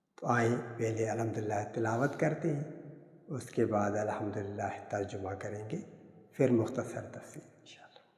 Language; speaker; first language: Urdu; non-native, local second language; Sindhi